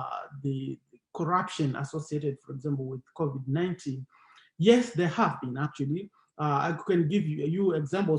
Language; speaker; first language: English; non-native, local second language; Shona